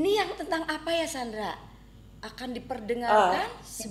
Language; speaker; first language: Indonesian; native; Indonesian